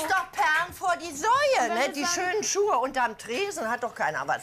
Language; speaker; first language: German; native; German